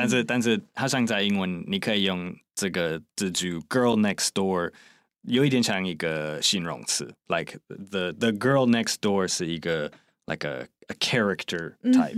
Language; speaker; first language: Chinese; non-native, fluent; English